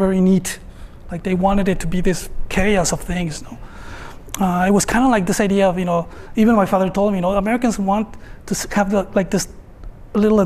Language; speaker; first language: English; non-native, fluent; Spanish